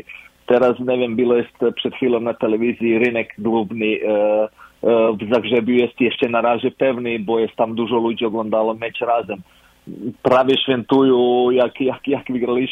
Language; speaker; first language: Polish; non-native, fluent; Croatian